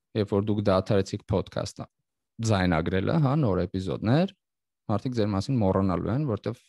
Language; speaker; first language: Armenian; native; Armenian